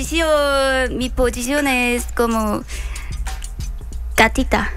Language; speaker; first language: Spanish; non-native, learner; Korean